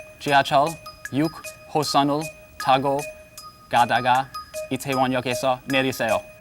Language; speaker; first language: Korean; non-native, learner; Chinese